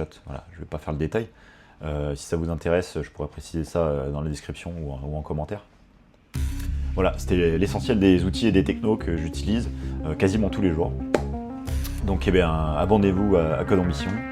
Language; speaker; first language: French; native; French